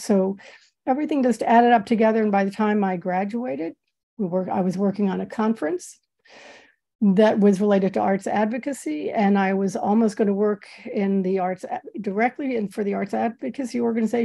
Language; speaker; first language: English; native; English